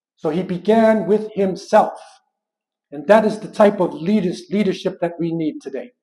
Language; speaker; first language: English; native; English